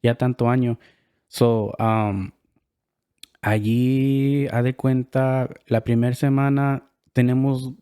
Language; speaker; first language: Spanish; early bilingual, heritage; Spanish